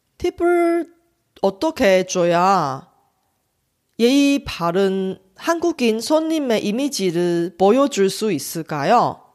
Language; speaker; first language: Korean; non-native, fluent; Chinese